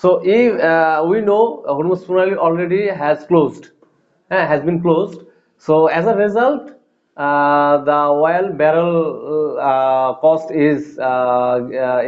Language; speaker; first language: English; non-native, learner; Bangla